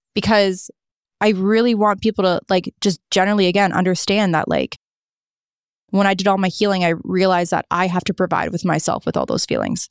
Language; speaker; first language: English; native; English